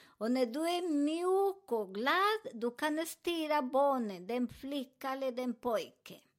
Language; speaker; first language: Swedish; non-native, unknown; Spanish